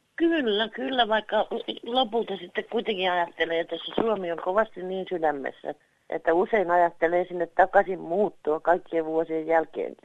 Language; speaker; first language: Finnish; native; Finnish